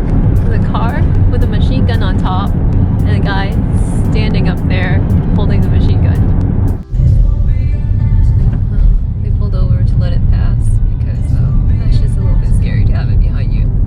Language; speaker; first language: English; native; English